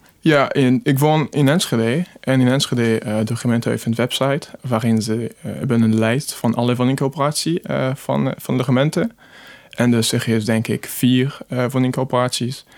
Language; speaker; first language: Dutch; non-native, fluent; French